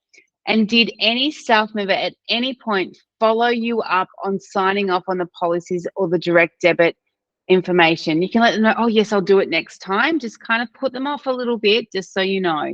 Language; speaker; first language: English; native; English